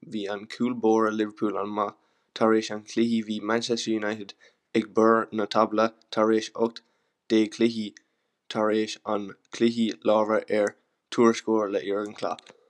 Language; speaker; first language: Irish; non-native, local second language; English